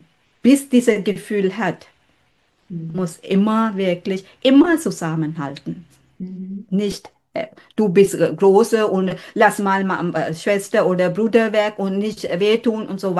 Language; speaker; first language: German; non-native, fluent; Sinhala